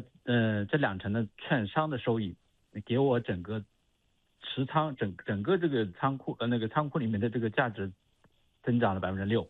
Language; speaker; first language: Chinese; native; Chinese